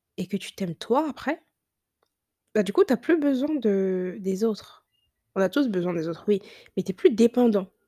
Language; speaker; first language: French; early bilingual, other home language; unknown